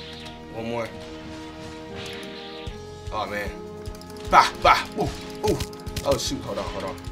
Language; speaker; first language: English; native; English